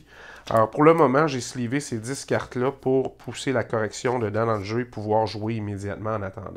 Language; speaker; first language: French; native; French